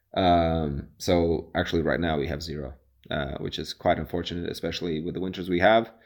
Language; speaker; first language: English; non-native, fluent; Latvian